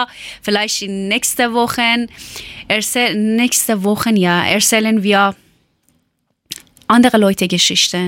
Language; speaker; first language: German; non-native, learner; Persian